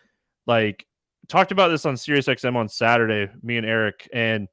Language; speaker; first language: English; native; English